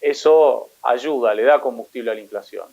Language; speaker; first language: Spanish; native; Spanish